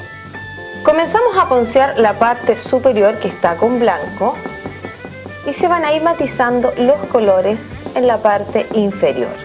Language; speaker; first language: Spanish; native; Spanish